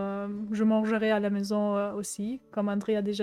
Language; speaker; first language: French; non-native, fluent; German